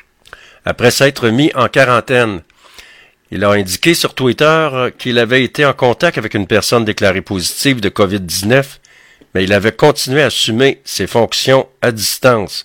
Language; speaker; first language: French; native; French